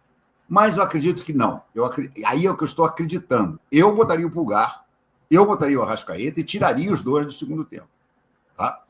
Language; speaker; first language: Portuguese; native; Portuguese